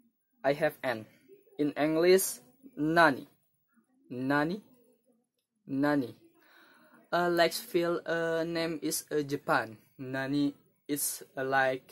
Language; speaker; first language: English; non-native, learner; Indonesian